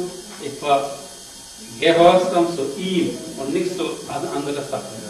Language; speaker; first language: German; non-native, learner; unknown